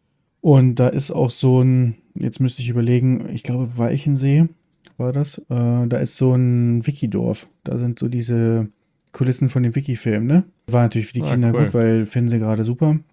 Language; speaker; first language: German; native; German